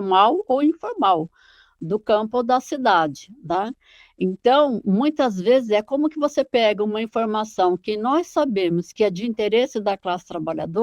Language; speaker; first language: Portuguese; native; Portuguese